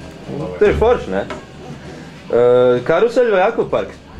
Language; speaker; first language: Latvian; native; Latvian